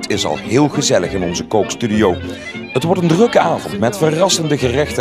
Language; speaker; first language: Dutch; native; Dutch